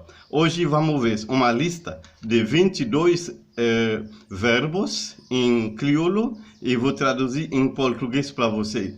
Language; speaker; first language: Portuguese; non-native, learner; Haitian Creole